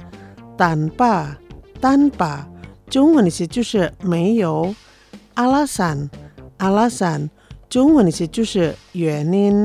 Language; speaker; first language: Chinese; non-native, fluent; Indonesian